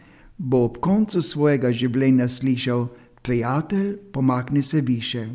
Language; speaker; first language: Slovenian; native; Slovenian